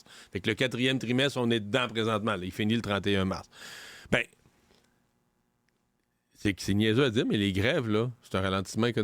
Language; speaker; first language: French; native; French